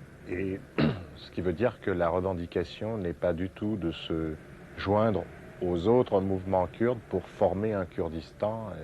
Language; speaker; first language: French; native; French